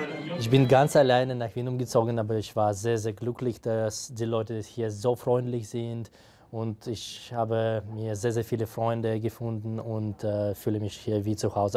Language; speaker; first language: German; non-native, fluent; Russian